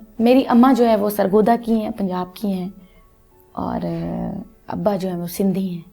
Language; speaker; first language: Urdu; non-native, local second language; Punjabi